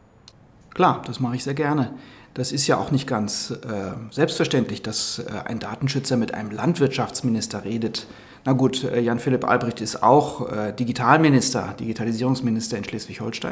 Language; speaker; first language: German; native; German